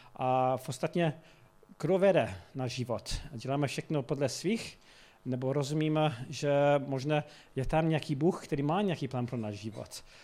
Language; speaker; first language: Czech; non-native, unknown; English